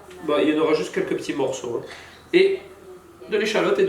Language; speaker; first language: French; native; French